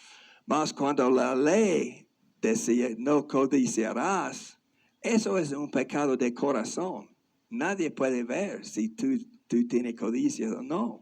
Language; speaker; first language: Spanish; non-native, fluent; English